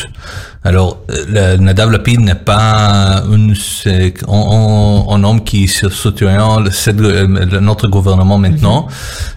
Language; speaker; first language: French; non-native, learner; Hebrew